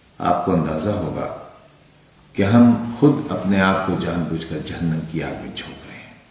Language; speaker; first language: Urdu; native; Urdu